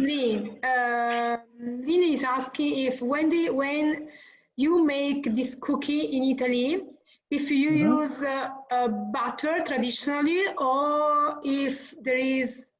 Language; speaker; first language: English; non-native, learner; Italian